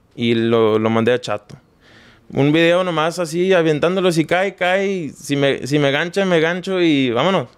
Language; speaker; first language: Spanish; native; Spanish